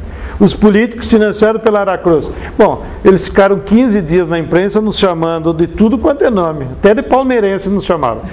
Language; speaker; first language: Portuguese; native; Portuguese